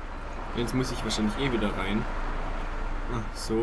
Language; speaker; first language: German; native; German